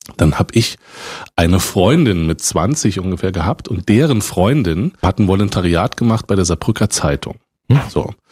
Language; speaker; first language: German; native; German